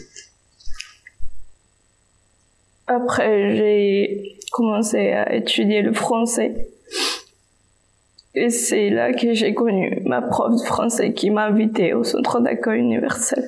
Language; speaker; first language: French; non-native, fluent; Spanish